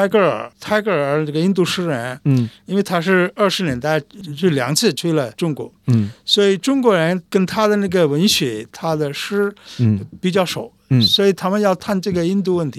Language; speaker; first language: Chinese; non-native, fluent; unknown